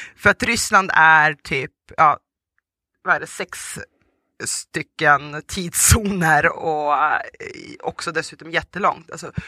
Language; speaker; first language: Swedish; early bilingual, other home language; Russian